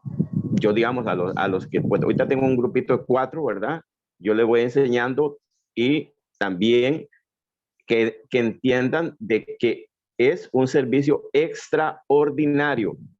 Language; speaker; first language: Spanish; native; Spanish